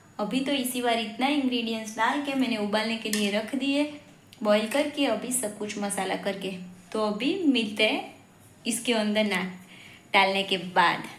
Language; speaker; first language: Hindi; non-native, local second language; Gujarati